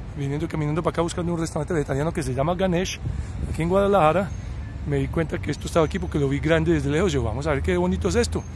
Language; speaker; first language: Spanish; early bilingual, heritage; Spanish